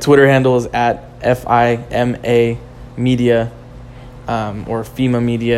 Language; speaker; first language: English; native; English